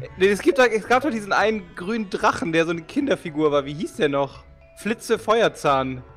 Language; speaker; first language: German; native; German